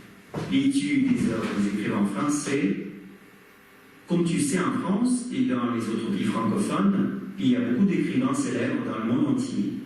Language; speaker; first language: French; non-native, learner; Russian